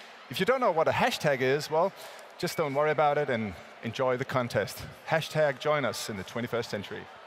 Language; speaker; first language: English; non-native, fluent; Danish